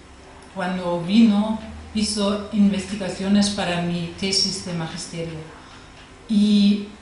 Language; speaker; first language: Spanish; non-native, fluent; German